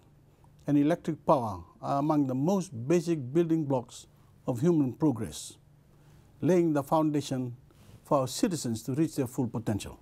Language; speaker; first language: English; non-native, local second language; Fijian